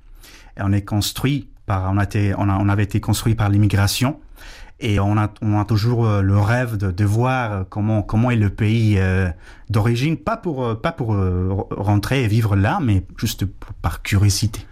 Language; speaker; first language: French; non-native, fluent; Spanish